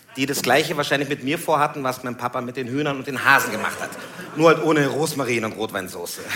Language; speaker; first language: German; native; German